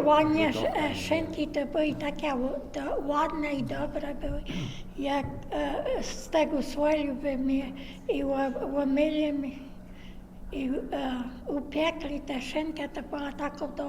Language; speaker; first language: Polish; early bilingual, heritage; Polish